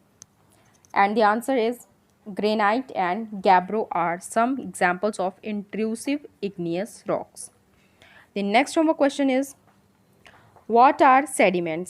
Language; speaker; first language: English; non-native, local second language; Hindi